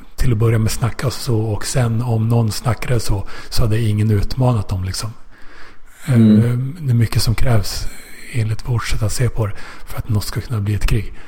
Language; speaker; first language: Swedish; native; Swedish